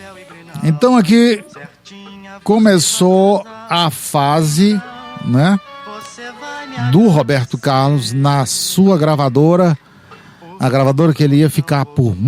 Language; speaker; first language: Portuguese; native; Portuguese